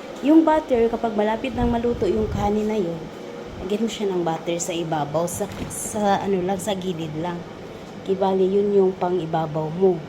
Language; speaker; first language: Filipino; non-native, local second language; Cebuano